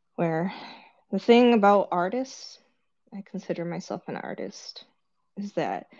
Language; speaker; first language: English; early bilingual, other home language; Korean